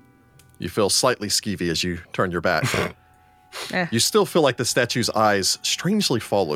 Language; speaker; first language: English; native; English